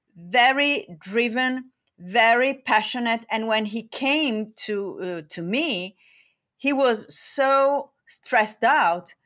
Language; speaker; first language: English; non-native, fluent; Italian